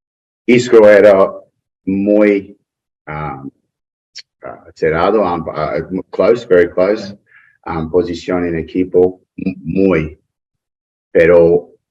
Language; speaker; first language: Spanish; non-native, learner; English